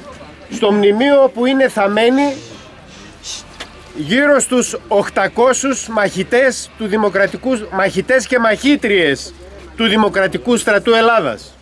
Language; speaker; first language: Greek; native; Greek